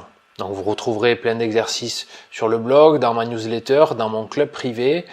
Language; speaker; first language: French; native; French